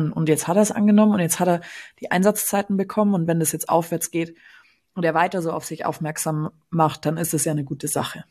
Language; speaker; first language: German; native; German